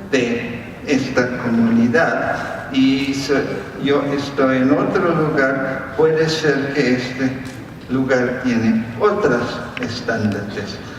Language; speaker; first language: Spanish; non-native, fluent; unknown